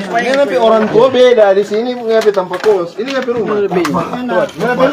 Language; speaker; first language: Malay; native; Malay